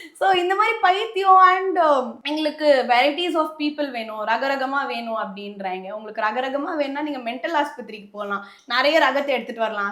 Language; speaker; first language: Tamil; native; Tamil